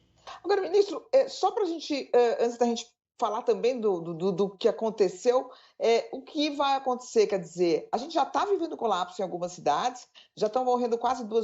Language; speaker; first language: Portuguese; native; Portuguese